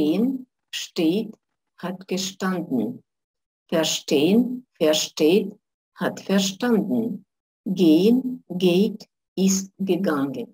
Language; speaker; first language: German; non-native, fluent; Russian